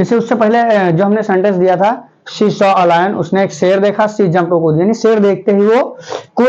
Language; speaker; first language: Hindi; native; Hindi